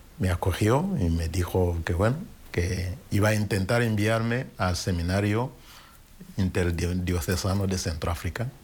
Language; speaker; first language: Spanish; non-native, fluent; Kinyarwanda